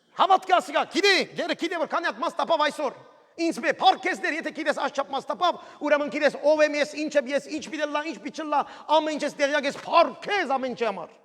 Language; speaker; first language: Armenian; early bilingual, heritage; Armenian